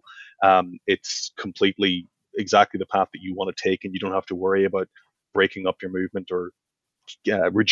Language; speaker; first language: English; native; English